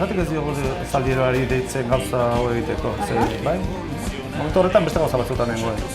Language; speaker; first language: Basque; non-native, local second language; Spanish